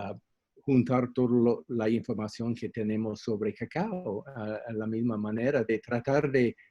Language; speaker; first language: Spanish; non-native, fluent; English